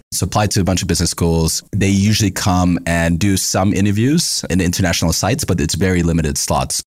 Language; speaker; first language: English; native; English